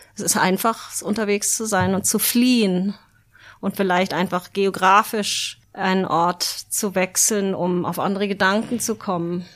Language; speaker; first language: German; native; German